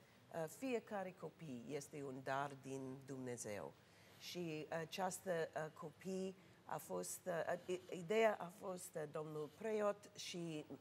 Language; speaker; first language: Romanian; non-native, learner; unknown